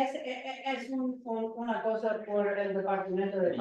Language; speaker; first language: Spanish; non-native, fluent; English